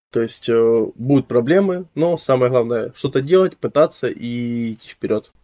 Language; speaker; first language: Russian; native; Russian